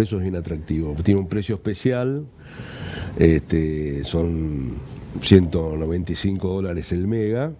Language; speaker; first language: Spanish; native; Spanish